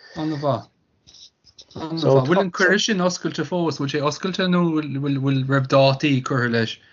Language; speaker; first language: Irish; native; Irish